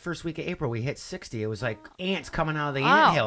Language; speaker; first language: English; native; English